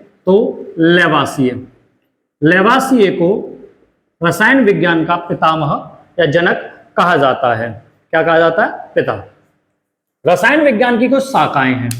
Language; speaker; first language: Hindi; native; Hindi